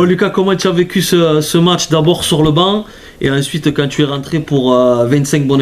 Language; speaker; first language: French; native; French